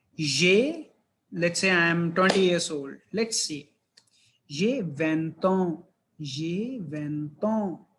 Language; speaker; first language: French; non-native, fluent; Hindi